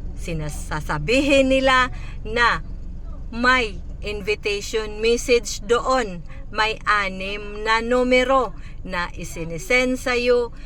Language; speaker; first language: Filipino; non-native, local second language; Cebuano